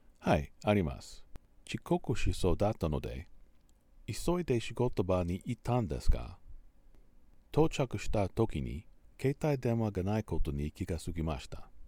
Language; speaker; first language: Japanese; non-native, learner; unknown